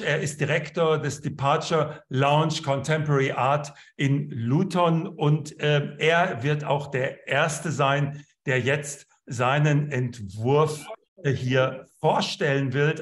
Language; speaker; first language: German; native; German